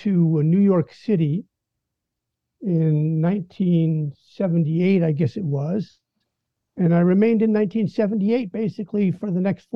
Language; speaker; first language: English; native; English